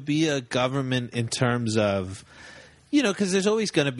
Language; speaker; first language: English; native; English